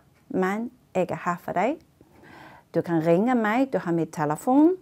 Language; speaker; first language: Norwegian; non-native, fluent; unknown